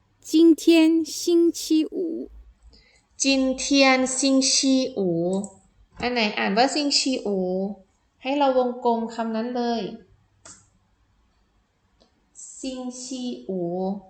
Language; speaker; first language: Chinese; non-native, fluent; Thai